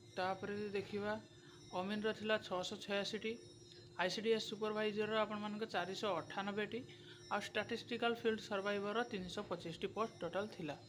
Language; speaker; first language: Odia; native; Odia